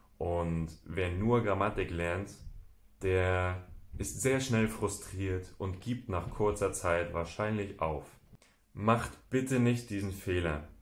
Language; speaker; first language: German; native; German